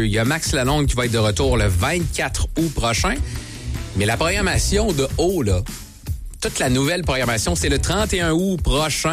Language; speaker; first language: French; native; French